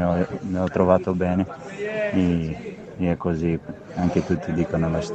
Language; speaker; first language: Italian; non-native, fluent; Portuguese